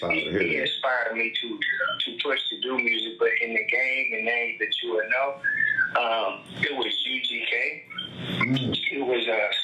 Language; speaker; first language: English; native; English